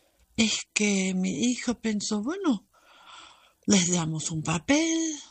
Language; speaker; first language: Spanish; non-native, fluent; German